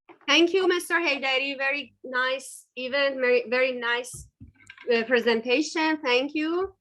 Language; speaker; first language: English; non-native, learner; Persian